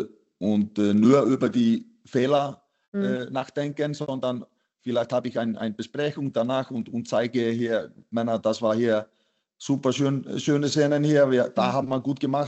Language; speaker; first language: German; non-native, fluent; Icelandic